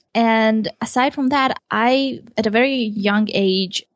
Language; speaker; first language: English; early bilingual, other home language; Hebrew